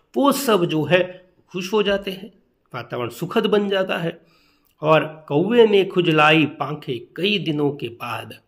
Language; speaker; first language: Hindi; non-native, local second language; Gujarati